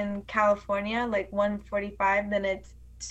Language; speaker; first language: English; early bilingual, other home language; Spanish